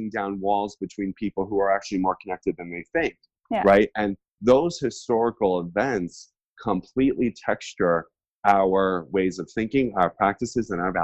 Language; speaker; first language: English; native; English